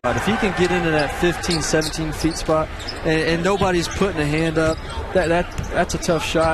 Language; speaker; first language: English; native; English